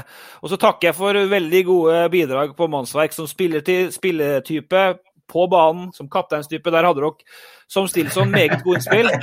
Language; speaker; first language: Norwegian; native; Norwegian